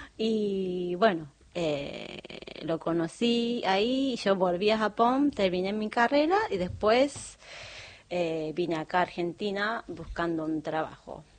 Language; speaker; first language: Spanish; non-native, learner; Japanese